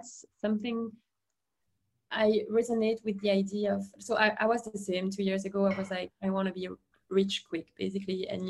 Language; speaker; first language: English; non-native, fluent; French